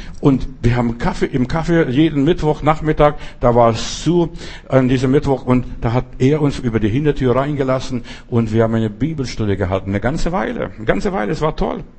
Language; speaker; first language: German; non-native, fluent; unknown